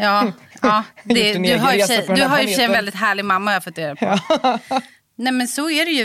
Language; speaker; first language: Swedish; native; Swedish